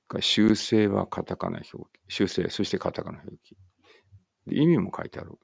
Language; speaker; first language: Japanese; native; Japanese